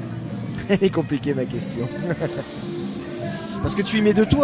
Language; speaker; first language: French; native; French